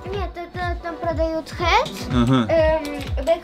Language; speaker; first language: Russian; early bilingual, heritage; Russian